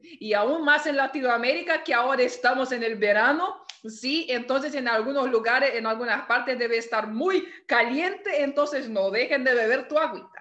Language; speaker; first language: Spanish; non-native, fluent; Portuguese